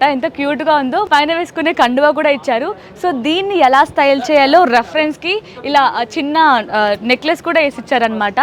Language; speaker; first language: Telugu; native; Telugu